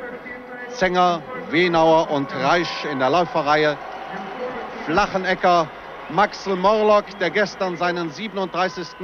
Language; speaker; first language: German; native; German